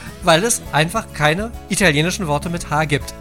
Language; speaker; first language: German; native; German